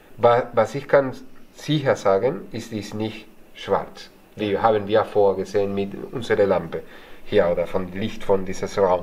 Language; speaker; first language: German; non-native, fluent; Spanish